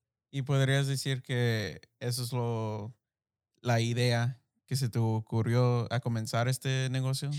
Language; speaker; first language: Spanish; early bilingual, heritage; Spanish